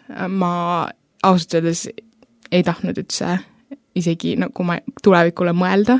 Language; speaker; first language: Estonian; early bilingual, heritage; Estonian